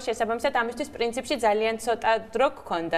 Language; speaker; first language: Georgian; native; Georgian